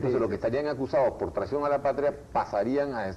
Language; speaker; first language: Spanish; native; Spanish